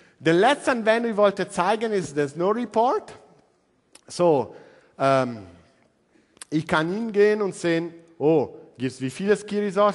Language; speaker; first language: German; non-native, learner; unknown